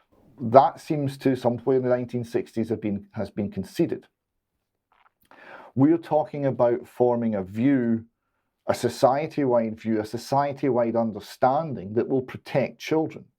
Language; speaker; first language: English; native; English